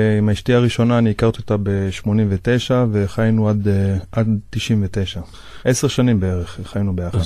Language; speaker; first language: Hebrew; native; Hebrew